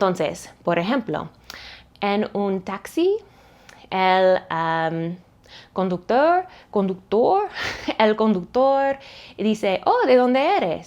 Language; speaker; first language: Spanish; non-native, learner; English